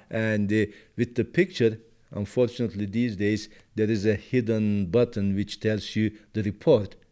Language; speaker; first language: English; non-native, fluent; Turkish